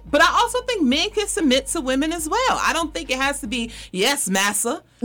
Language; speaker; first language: English; native; English